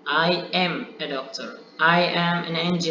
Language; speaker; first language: English; non-native, learner; Indonesian